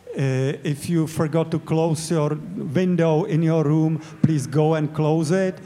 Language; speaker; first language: English; non-native, fluent; Czech